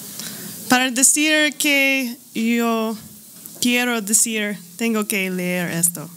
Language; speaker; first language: Spanish; non-native, learner; English